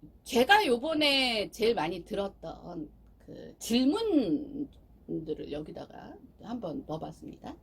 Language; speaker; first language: Korean; native; Korean